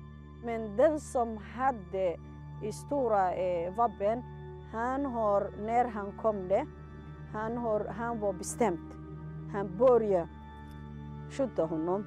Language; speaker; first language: Swedish; non-native, learner; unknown